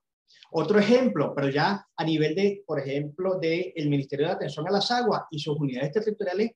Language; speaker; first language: Spanish; native; Spanish